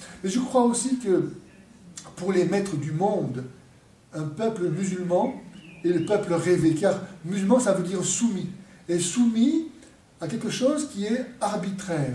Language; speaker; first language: French; native; French